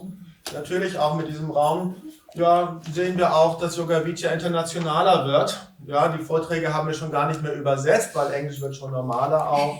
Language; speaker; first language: German; native; German